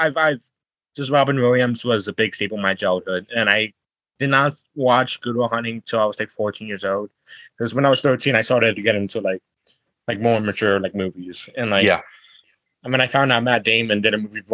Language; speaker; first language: English; native; English